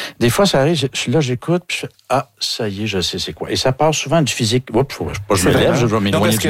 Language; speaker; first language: French; native; French